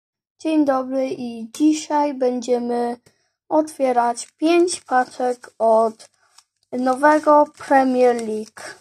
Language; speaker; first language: Polish; early bilingual, heritage; Polish